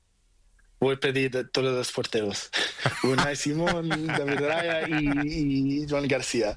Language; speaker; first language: Spanish; non-native, learner; Portuguese